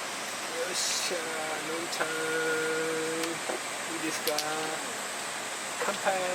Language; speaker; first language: Japanese; native; Japanese